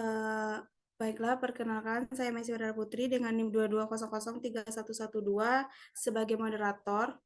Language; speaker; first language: Indonesian; native; Indonesian